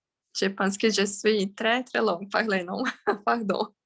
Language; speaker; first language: French; non-native, learner; Portuguese